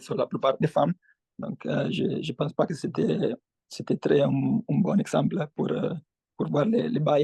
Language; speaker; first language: French; non-native, fluent; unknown